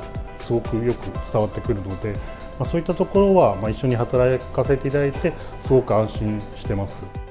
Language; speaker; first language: Japanese; native; Japanese